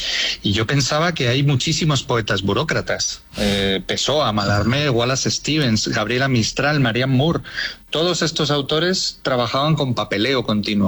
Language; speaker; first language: Spanish; native; Spanish